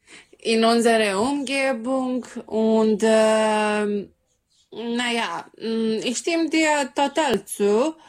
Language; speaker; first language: German; non-native, learner; Serbian